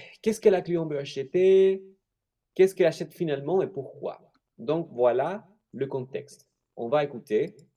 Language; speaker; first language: French; non-native, fluent; Spanish